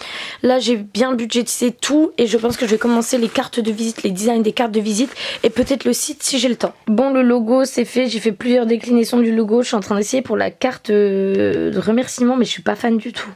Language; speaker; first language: French; native; French